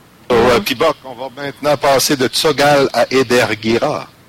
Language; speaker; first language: French; native; French